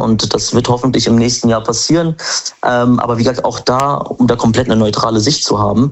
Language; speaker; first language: German; native; German